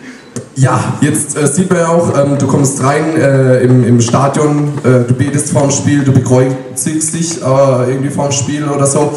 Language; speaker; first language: German; native; German